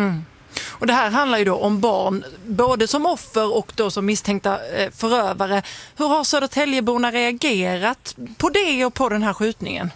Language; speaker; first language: Swedish; native; Swedish